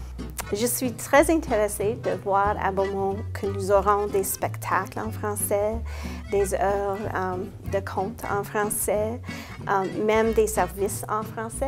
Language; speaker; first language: French; non-native, local second language; English